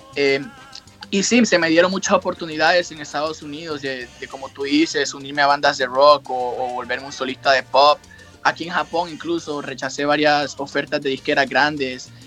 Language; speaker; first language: Spanish; native; Spanish